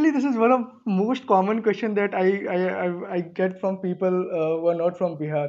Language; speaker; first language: English; non-native, local second language; Hindi